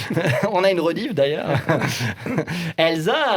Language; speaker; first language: French; native; French